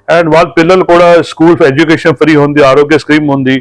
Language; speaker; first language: Telugu; non-native, local second language; Punjabi